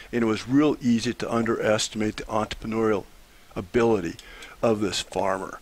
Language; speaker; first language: English; native; English